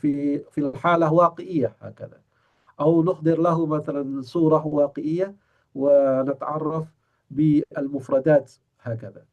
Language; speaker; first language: Arabic; non-native, fluent; Indonesian